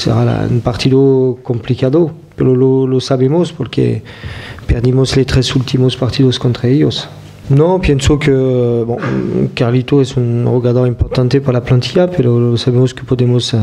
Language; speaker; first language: Spanish; non-native, fluent; French